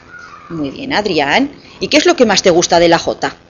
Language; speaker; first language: Spanish; native; Spanish